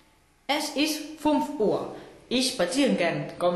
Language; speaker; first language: German; non-native, learner; Catalan